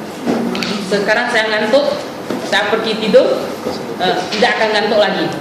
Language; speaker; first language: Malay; non-native, fluent; Chinese